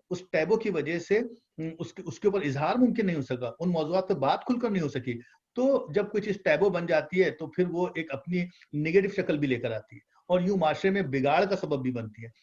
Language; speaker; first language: Urdu; native; Urdu